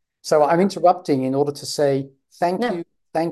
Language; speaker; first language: English; native; English